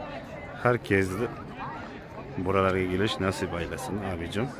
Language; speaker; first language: Turkish; non-native, learner; Uzbek